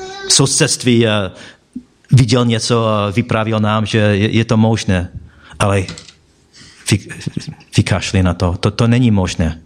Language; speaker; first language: Czech; non-native, fluent; English